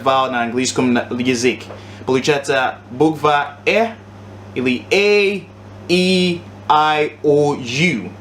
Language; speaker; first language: Russian; non-native, learner; English